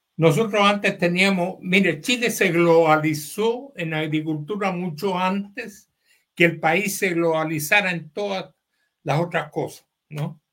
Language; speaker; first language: Spanish; native; Spanish